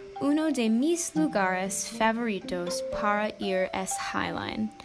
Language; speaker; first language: Spanish; non-native, learner; English